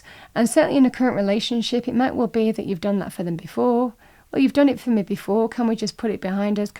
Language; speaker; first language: English; native; English